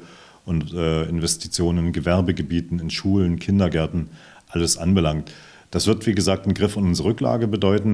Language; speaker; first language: German; native; German